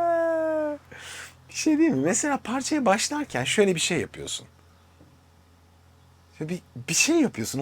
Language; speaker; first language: Turkish; native; Turkish